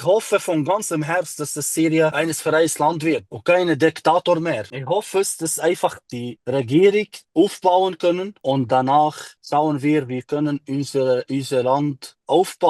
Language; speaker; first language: German; non-native, learner; Arabic